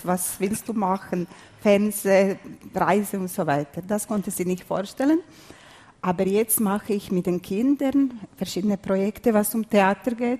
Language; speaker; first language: German; non-native, fluent; Serbian